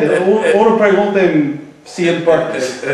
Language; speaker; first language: Spanish; non-native, learner; English